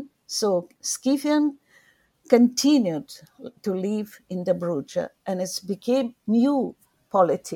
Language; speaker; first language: English; non-native, learner; Ukrainian